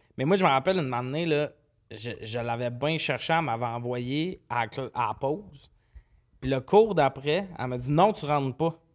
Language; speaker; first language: French; native; French